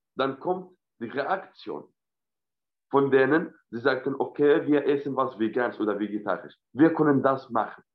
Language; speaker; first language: German; non-native, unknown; Arabic